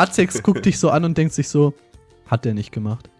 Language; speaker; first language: German; native; German